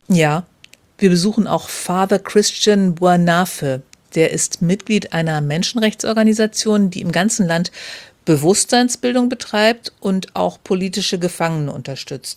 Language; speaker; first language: German; native; German